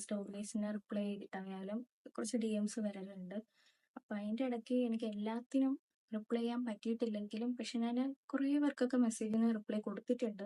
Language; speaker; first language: Malayalam; non-native, local second language; Tamil